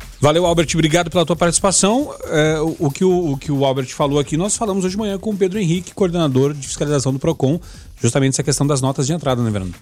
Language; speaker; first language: Portuguese; native; Portuguese